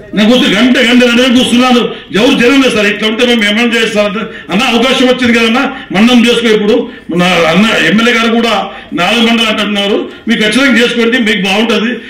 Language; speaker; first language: Telugu; native; Telugu